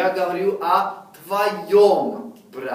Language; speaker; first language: Russian; non-native, fluent; English